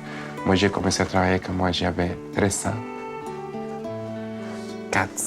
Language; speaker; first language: French; non-native, fluent; Spanish